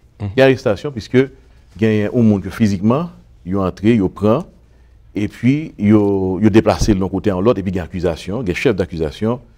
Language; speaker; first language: French; non-native, local second language; Haitian Creole